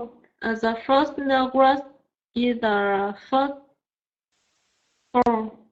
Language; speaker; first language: English; non-native, learner; Vietnamese